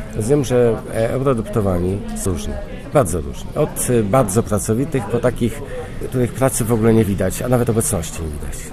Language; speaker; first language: Polish; native; Polish